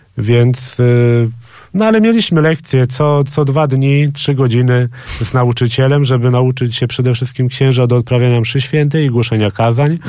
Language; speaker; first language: Polish; native; Polish